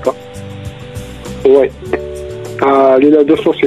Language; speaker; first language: French; non-native, learner; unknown